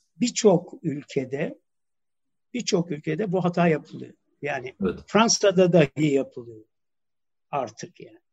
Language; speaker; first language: Turkish; early bilingual, heritage; Turkish